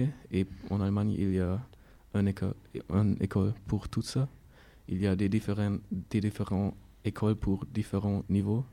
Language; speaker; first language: French; non-native, learner; German